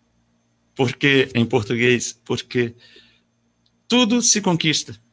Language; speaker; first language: Spanish; non-native, learner; Portuguese